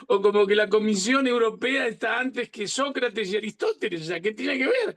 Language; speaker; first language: Spanish; native; Spanish